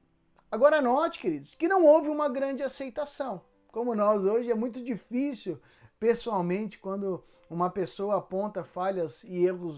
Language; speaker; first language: Portuguese; native; Portuguese